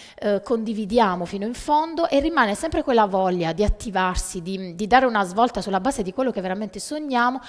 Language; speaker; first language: Italian; native; Italian